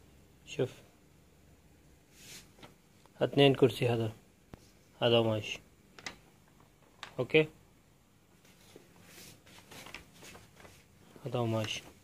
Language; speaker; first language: Arabic; non-native, learner; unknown